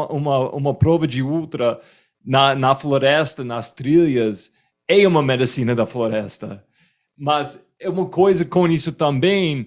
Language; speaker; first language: Portuguese; non-native, fluent; English